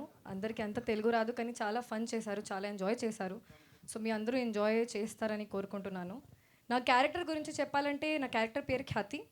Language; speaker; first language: Telugu; non-native, local second language; Hindi